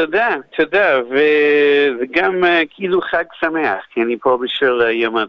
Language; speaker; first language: Hebrew; non-native, fluent; English